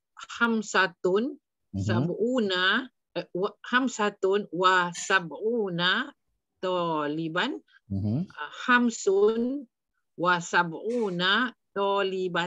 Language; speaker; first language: Arabic; non-native, learner; Malay